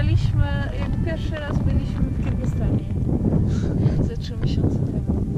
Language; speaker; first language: Polish; non-native, fluent; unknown